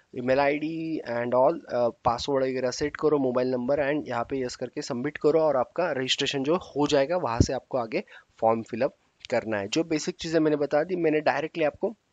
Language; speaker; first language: Hindi; native; Hindi